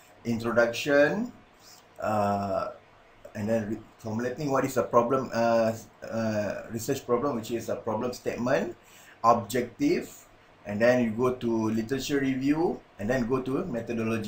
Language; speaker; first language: English; non-native, local second language; Malay